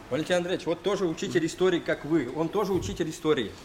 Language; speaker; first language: Russian; native; Russian